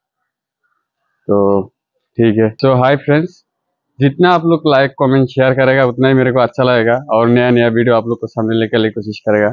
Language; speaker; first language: Hindi; non-native, local second language; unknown